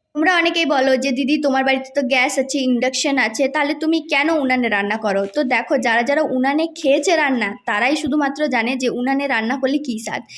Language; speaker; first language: Bangla; non-native, local second language; Santali